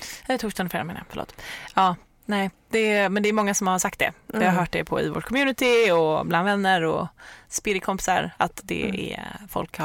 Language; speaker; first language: Swedish; native; Swedish